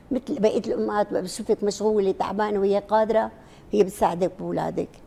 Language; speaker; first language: Arabic; non-native, local second language; Kurdish